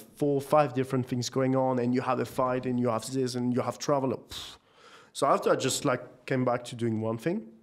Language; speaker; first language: English; non-native, fluent; French